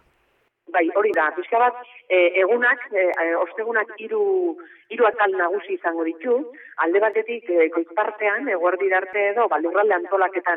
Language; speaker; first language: Basque; native; Basque